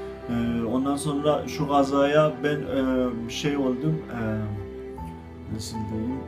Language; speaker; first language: Turkish; non-native, learner; Azerbaijani